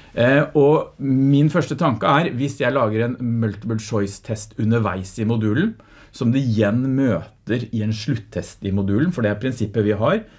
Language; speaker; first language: Norwegian; native; Norwegian